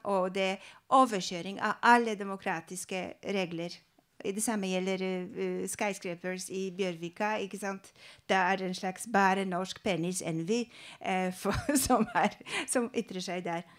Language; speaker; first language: Norwegian; non-native, fluent; Polish